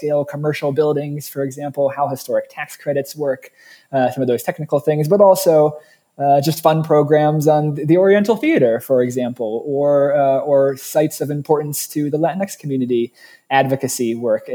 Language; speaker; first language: English; native; English